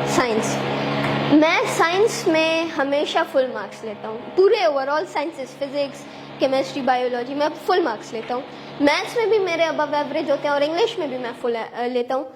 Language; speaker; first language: Urdu; native; Urdu